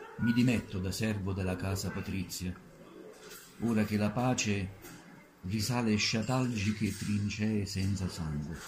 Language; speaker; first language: Italian; native; Italian